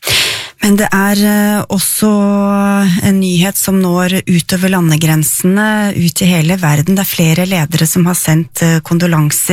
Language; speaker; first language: Norwegian; native; Norwegian